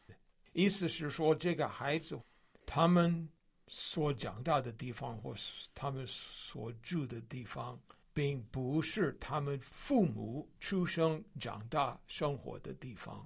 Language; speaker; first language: Chinese; non-native, fluent; English